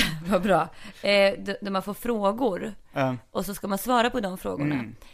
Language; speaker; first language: Swedish; native; Swedish